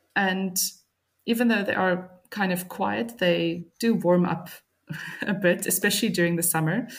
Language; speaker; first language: English; native; English